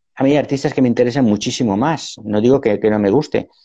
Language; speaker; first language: Spanish; native; Spanish